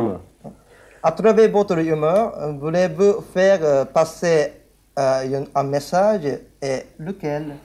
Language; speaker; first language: French; non-native, learner; Japanese